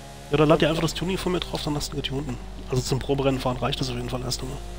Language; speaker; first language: German; native; German